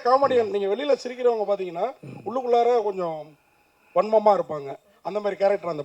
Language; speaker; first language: Tamil; native; Tamil